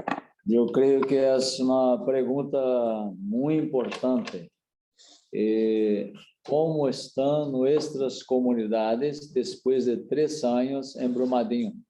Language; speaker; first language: Spanish; non-native, learner; Portuguese